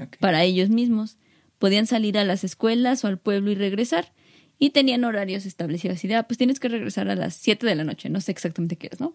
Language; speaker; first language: Spanish; native; Spanish